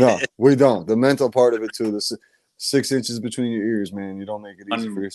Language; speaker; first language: English; native; English